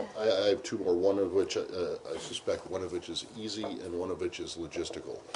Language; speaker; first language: English; native; English